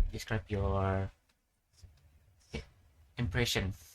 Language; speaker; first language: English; non-native, fluent; Indonesian